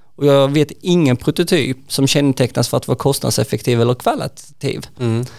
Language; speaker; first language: Swedish; native; Swedish